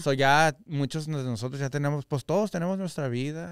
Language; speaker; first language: Spanish; early bilingual, heritage; Spanish